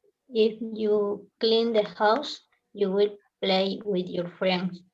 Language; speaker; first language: English; non-native, learner; Spanish